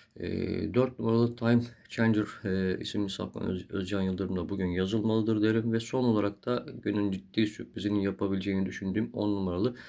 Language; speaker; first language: Turkish; native; Turkish